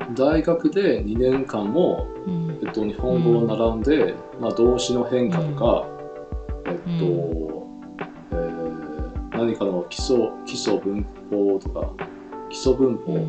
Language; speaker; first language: Japanese; non-native, fluent; Chinese